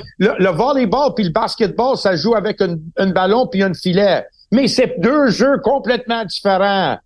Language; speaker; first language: French; non-native, local second language; English